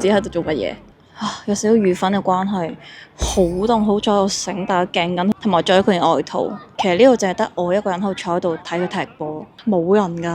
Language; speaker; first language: Cantonese; native; Cantonese